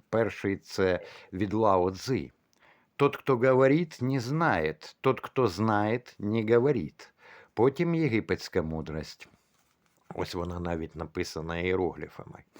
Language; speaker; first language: Ukrainian; non-native, local second language; Russian